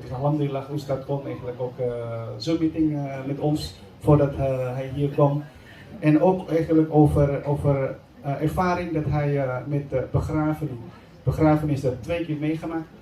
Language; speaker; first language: Dutch; non-native, fluent; Indonesian